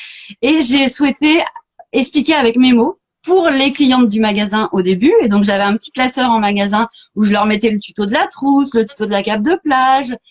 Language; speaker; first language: French; native; French